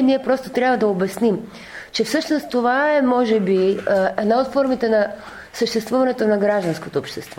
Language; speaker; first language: Bulgarian; native; Bulgarian